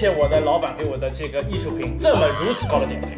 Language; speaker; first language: Chinese; native; Chinese